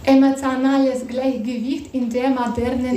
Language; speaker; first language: German; non-native, fluent; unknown